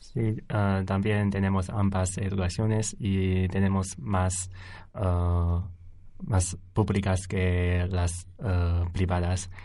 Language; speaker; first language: Spanish; non-native, learner; Chinese